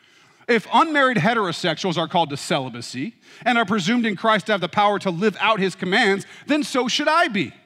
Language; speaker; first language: English; native; English